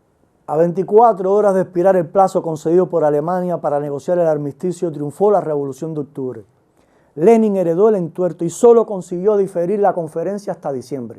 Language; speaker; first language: Spanish; native; Spanish